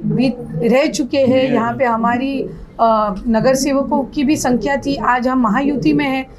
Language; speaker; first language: Hindi; non-native, local second language; Marathi